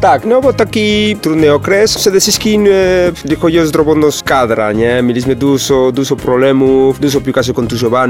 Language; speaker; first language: Polish; non-native, fluent; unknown